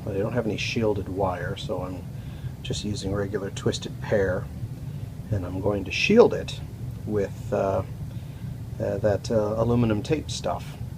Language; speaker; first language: English; native; English